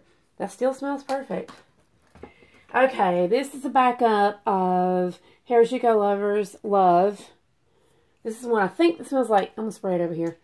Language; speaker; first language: English; native; English